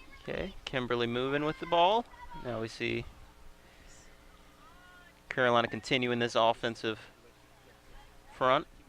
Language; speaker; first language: English; native; English